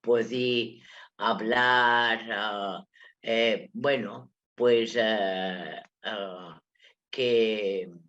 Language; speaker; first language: Spanish; non-native, local second language; Catalan